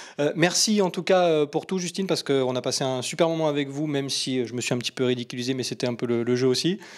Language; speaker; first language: French; native; French